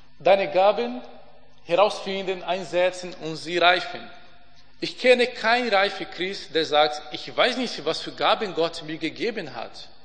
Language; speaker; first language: German; non-native, fluent; Portuguese